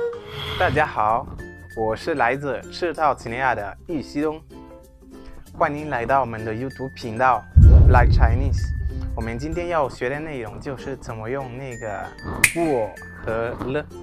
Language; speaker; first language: Chinese; non-native, fluent; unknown